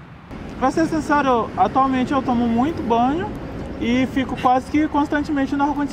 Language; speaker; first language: Portuguese; native; Portuguese